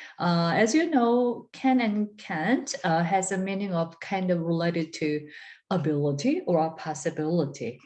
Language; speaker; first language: English; non-native, fluent; Korean